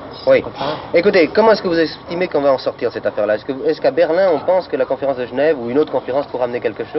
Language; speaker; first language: French; native; French